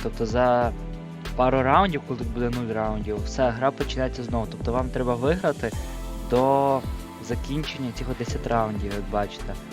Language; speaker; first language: Ukrainian; native; Ukrainian